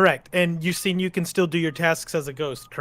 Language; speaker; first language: English; native; English